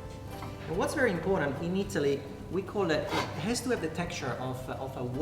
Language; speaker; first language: English; non-native, fluent; Italian